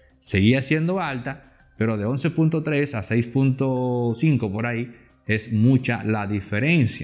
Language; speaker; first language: Spanish; native; Spanish